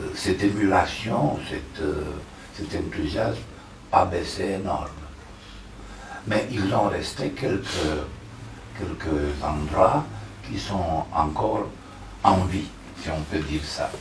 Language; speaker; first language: French; non-native, fluent; Romanian